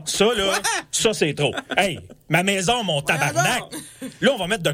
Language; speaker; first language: French; native; French